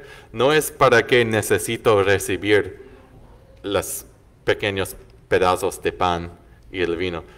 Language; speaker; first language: Spanish; non-native, fluent; English